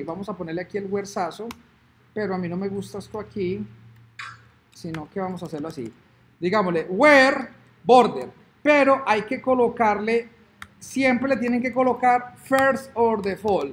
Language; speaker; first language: Spanish; native; Spanish